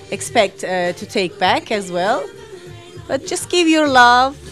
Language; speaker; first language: English; non-native, learner; Greek